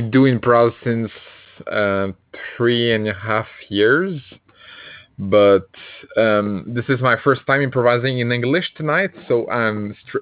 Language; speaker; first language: English; non-native, fluent; French